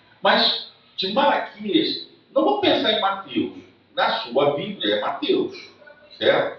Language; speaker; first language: Portuguese; native; Portuguese